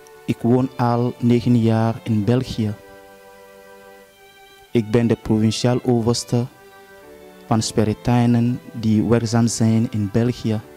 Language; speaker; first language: Dutch; non-native, fluent; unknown